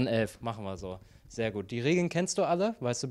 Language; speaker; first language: German; native; German